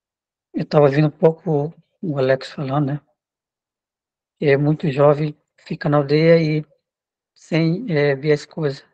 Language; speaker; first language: Portuguese; non-native, local second language; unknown